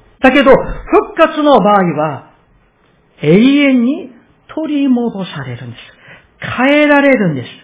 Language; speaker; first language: Japanese; non-native, fluent; Korean